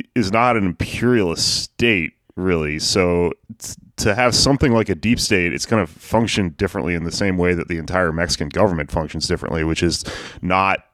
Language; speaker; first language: English; native; English